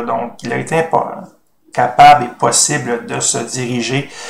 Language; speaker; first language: French; native; French